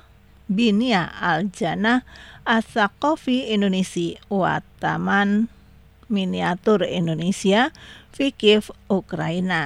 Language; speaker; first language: Arabic; non-native, fluent; Indonesian